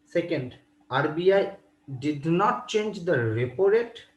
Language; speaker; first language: English; non-native, local second language; Bangla